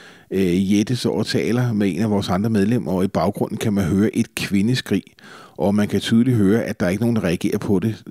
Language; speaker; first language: Danish; native; Danish